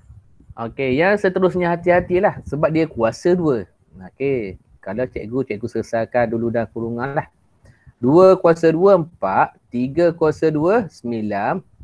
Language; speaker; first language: Malay; native; Malay